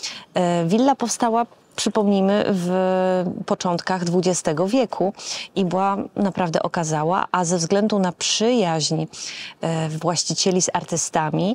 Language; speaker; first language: Polish; native; Polish